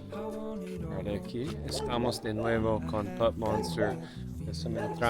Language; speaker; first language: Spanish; non-native, learner; English